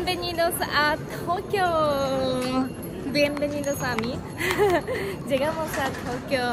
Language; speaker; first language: Spanish; non-native, learner; Japanese